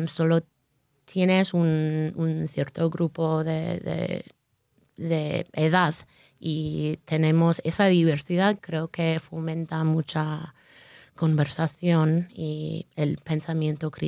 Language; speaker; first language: Spanish; non-native, fluent; English